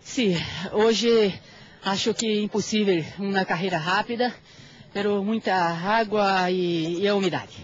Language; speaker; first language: Spanish; non-native, learner; Portuguese